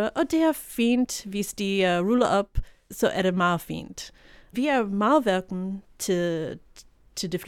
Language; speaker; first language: Danish; non-native, fluent; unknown